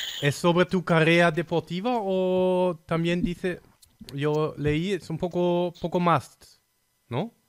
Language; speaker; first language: Spanish; non-native, fluent; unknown